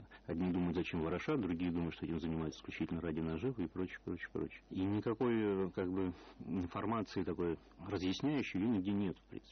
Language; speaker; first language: Russian; native; Russian